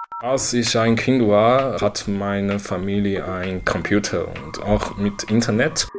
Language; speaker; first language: German; non-native, learner; Chinese